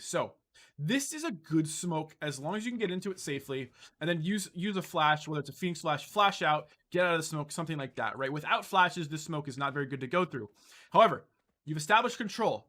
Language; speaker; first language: English; native; English